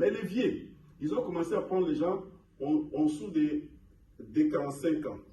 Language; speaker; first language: French; non-native, local second language; Lingala